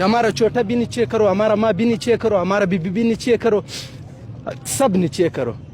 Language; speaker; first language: Hindi; non-native, local second language; Pashto